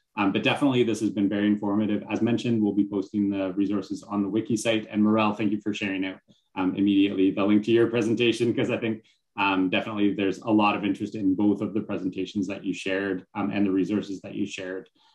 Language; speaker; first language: English; native; English